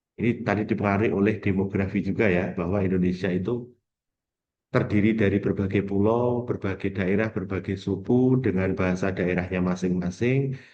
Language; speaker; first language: Indonesian; non-native, local second language; Javanese